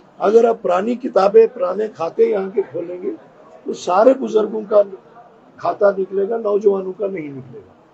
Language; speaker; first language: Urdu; non-native, local second language; Kashmiri